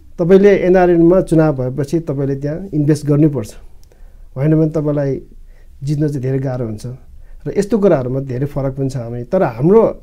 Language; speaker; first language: Nepali; non-native, local second language; Eastern Tamang